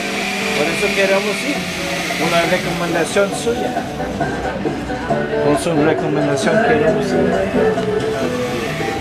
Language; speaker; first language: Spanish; non-native, learner; English